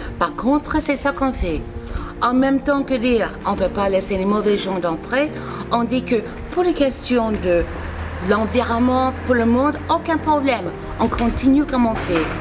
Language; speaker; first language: French; non-native, fluent; English